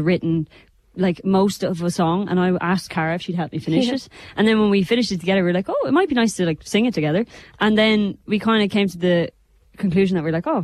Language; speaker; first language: English; native; English